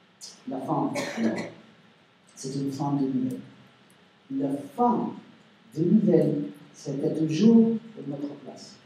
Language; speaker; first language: French; non-native, learner; Spanish